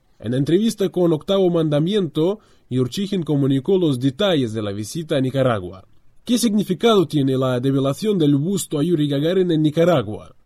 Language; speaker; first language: Spanish; non-native, fluent; Russian